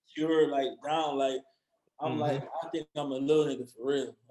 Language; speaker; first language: English; native; English